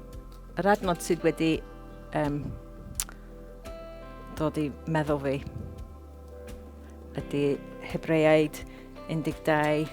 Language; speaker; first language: Welsh; non-native, local second language; English